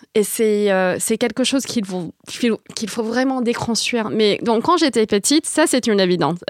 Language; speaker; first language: French; non-native, fluent; English